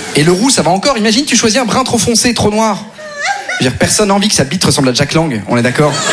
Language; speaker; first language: French; native; French